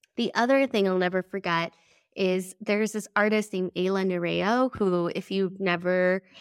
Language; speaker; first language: English; early bilingual, other home language; Spanish